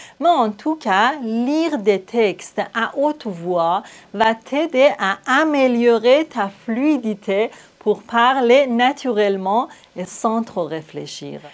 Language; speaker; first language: French; non-native, fluent; Persian